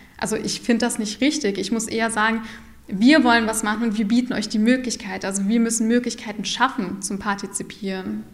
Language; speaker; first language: German; early bilingual, other home language; Urdu